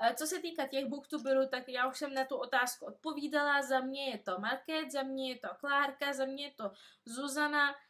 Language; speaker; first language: Czech; early bilingual, other home language; Russian